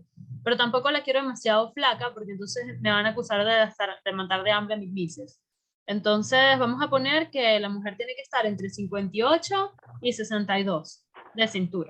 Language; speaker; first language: Spanish; native; Spanish